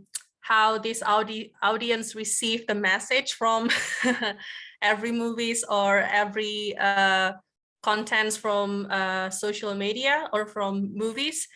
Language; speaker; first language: English; non-native, fluent; Indonesian